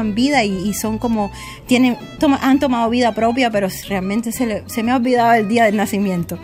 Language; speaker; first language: Spanish; native; Spanish